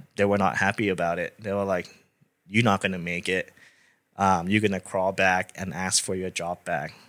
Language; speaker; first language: English; non-native, fluent; Thai